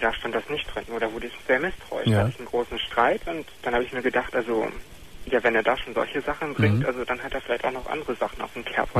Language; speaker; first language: German; native; German